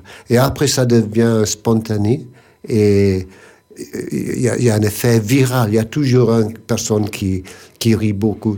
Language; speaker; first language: French; non-native, fluent; English